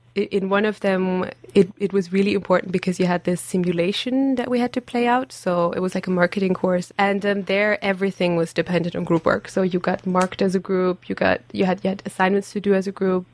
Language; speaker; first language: English; non-native, fluent; German